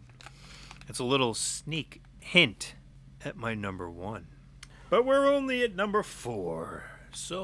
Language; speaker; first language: English; native; English